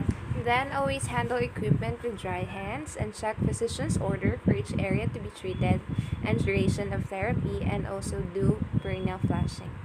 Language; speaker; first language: English; non-native, local second language; Filipino